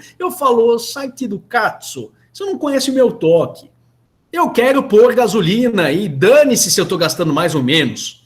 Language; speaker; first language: Portuguese; native; Portuguese